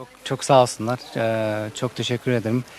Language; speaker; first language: Turkish; early bilingual, heritage; Turkish